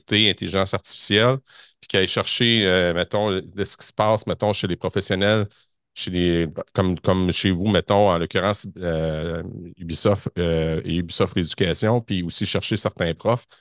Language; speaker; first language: French; native; French